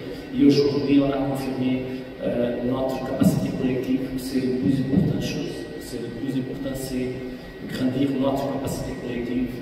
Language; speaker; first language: French; non-native, fluent; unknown